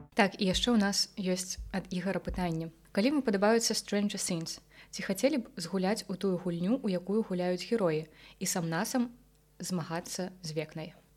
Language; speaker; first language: Belarusian; non-native, local second language; Russian